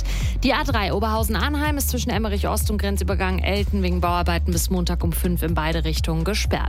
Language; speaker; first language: German; native; German